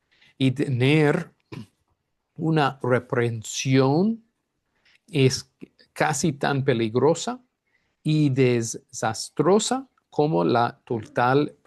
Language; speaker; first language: Spanish; non-native, fluent; English